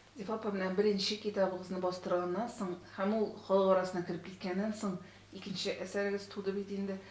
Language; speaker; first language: Tatar; native; Tatar